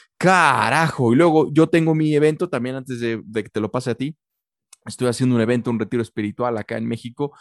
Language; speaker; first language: Spanish; early bilingual, heritage; Spanish